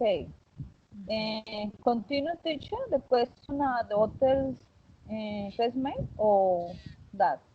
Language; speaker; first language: English; non-native, learner; Spanish